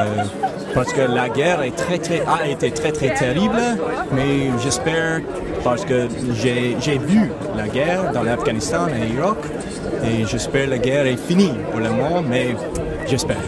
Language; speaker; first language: French; non-native, learner; English